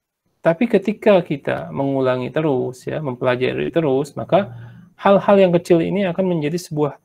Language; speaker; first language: Indonesian; native; Indonesian